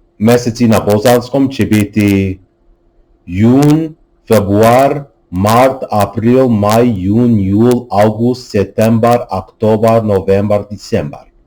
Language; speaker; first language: Serbian; early bilingual, heritage; Serbian